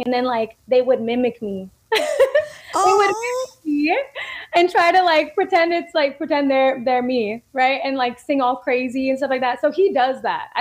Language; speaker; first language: English; native; English